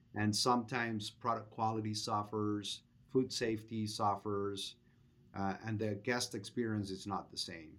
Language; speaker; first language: English; non-native, fluent; Spanish